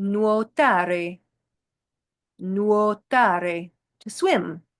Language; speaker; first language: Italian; non-native, fluent; English